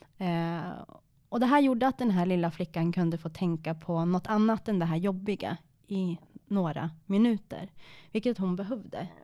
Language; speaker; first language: Swedish; early bilingual, other home language; Persian